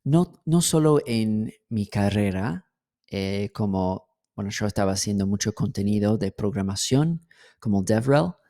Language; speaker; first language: Spanish; non-native, fluent; English